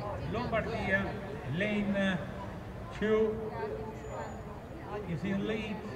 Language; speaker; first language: English; non-native, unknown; Italian